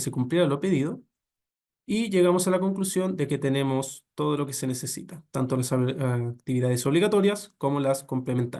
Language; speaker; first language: Spanish; native; Spanish